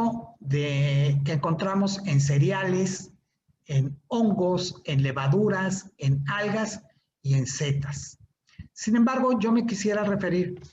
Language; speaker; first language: Spanish; native; Spanish